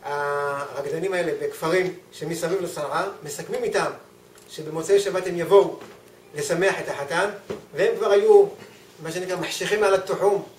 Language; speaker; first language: Hebrew; native; Hebrew